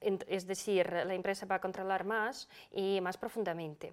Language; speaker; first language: Spanish; non-native, fluent; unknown